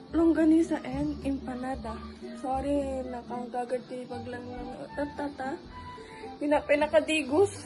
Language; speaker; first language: Filipino; non-native, local second language; Iloko